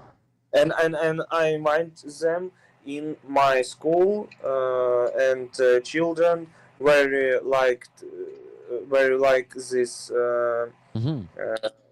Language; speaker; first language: English; non-native, learner; Ukrainian